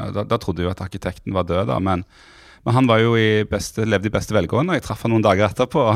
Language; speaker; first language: Norwegian; native; Norwegian